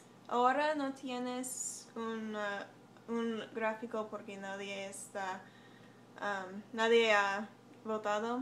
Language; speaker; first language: Spanish; non-native, learner; English